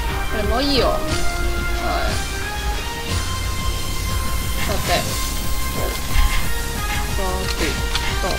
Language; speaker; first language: Japanese; non-native, fluent; Chinese